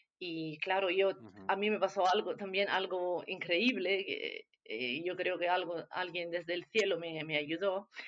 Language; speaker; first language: Spanish; non-native, fluent; Italian